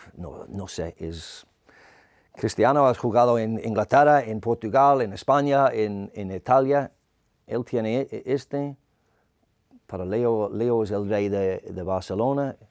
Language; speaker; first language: Spanish; non-native, learner; English